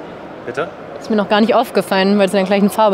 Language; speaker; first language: German; native; German